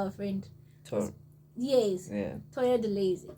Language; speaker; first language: English; non-native, local second language; Zulu